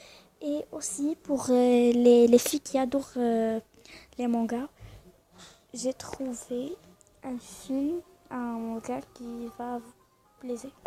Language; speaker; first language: French; non-native, learner; Arabic